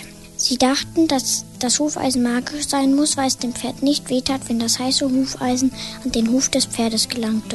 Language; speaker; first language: German; native; German